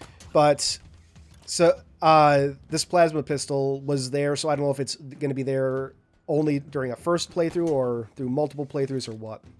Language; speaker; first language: English; native; English